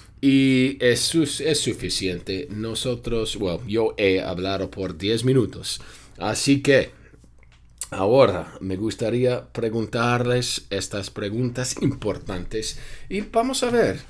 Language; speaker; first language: Spanish; non-native, fluent; English